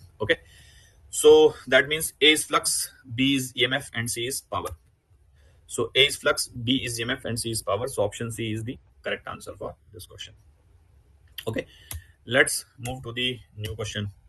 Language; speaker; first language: English; non-native, local second language; Hindi